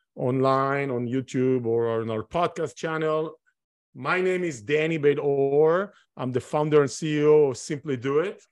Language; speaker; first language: English; non-native, fluent; Hebrew